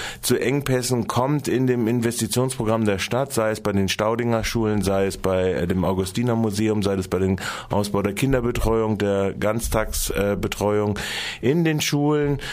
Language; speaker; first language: German; native; German